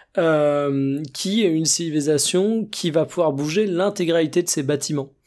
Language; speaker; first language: French; native; French